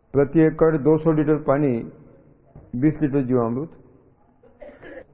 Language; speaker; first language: Hindi; non-native, local second language; Marathi